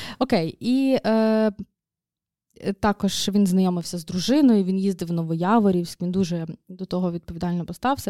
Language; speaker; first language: Ukrainian; native; Ukrainian